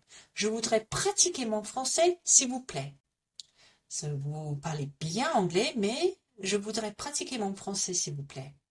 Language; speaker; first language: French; non-native, fluent; English